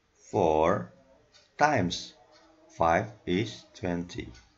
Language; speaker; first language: English; non-native, learner; Indonesian